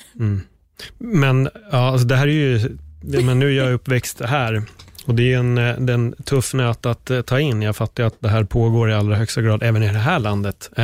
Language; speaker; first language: Swedish; native; Swedish